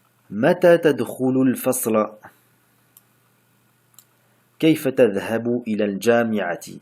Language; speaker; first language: Arabic; non-native, fluent; French